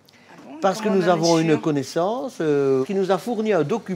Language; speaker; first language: French; native; French